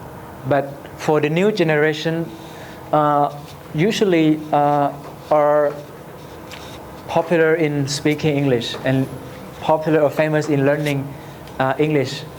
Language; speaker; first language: English; non-native, learner; Lao